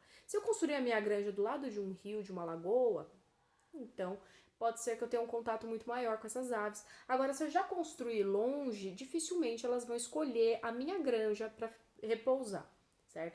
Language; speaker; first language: Portuguese; native; Portuguese